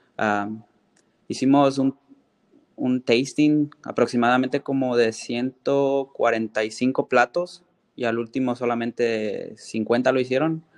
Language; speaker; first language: Spanish; native; Spanish